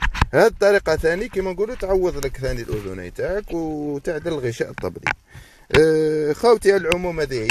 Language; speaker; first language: Arabic; native; Arabic